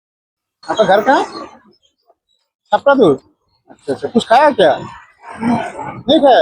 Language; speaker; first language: Hindi; non-native, local second language; Assamese